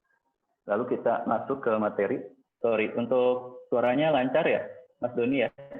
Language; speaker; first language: Indonesian; native; Indonesian